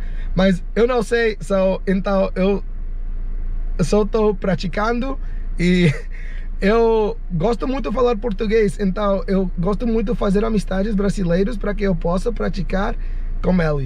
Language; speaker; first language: Portuguese; non-native, fluent; English